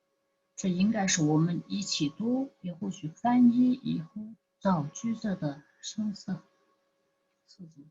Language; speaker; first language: Chinese; non-native, fluent; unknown